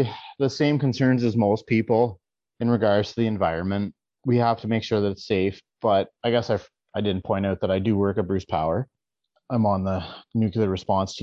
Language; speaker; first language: English; native; English